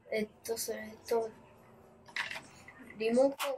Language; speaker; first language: Japanese; early bilingual, heritage; Japanese